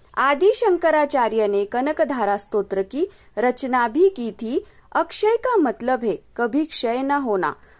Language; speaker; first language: Hindi; non-native, local second language; Marathi